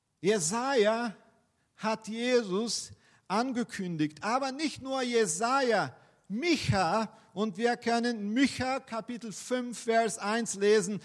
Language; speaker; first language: German; non-native, fluent; Portuguese